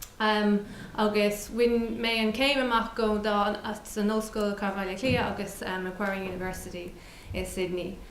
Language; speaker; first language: Irish; non-native, local second language; English